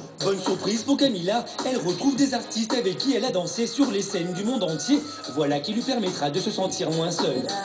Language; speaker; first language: French; native; French